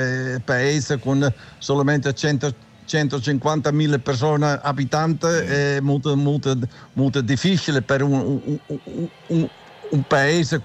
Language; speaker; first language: Italian; non-native, learner; Dutch